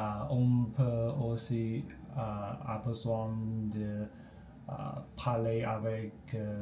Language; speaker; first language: French; non-native, learner; Chinese